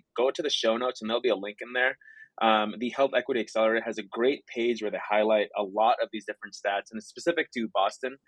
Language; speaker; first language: English; native; English